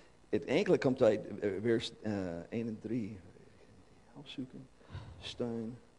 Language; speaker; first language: Dutch; non-native, learner; English